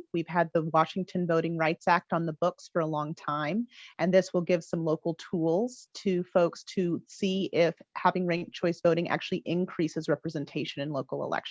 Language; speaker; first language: English; native; English